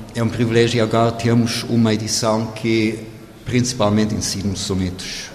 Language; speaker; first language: Portuguese; non-native, fluent; German